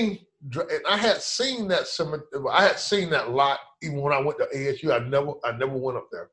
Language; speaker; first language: English; native; English